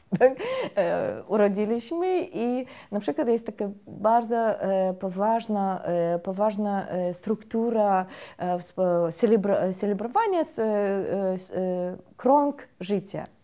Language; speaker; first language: Polish; non-native, fluent; Russian